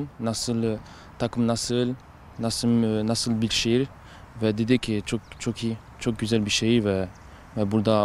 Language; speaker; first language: Turkish; early bilingual, heritage; French